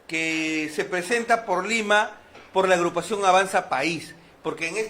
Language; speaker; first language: Spanish; native; Spanish